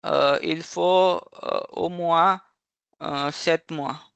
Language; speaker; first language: French; non-native, fluent; Hindi